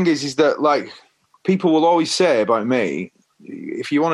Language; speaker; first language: English; native; English